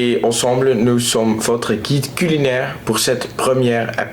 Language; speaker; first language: French; non-native, learner; Dutch